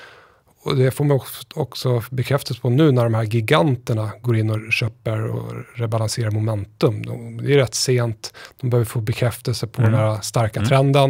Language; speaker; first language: Swedish; native; Swedish